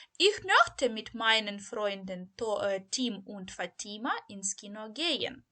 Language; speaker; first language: German; non-native, learner; Ukrainian